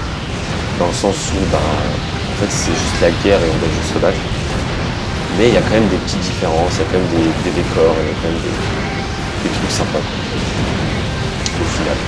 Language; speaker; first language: French; native; French